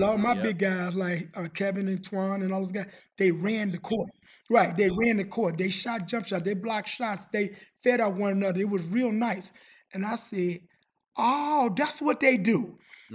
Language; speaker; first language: English; native; English